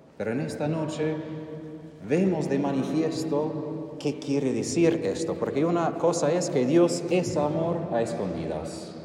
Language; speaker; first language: Spanish; non-native, fluent; English